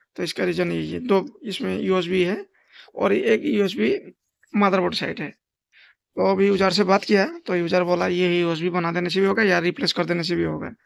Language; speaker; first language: Hindi; non-native, local second language; Nepali